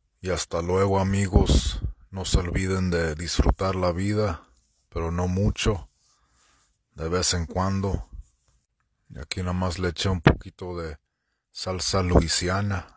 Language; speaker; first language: Spanish; early bilingual, heritage; Spanish